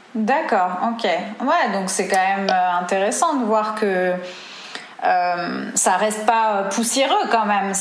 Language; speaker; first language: French; native; French